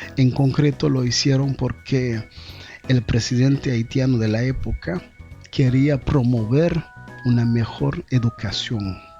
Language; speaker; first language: Spanish; non-native, fluent; Haitian Creole